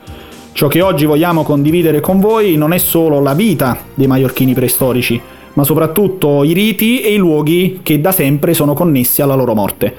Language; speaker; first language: Italian; native; Italian